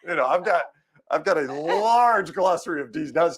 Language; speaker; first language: English; native; English